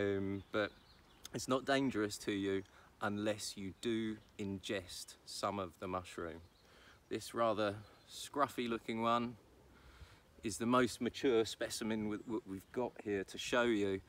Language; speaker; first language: English; native; English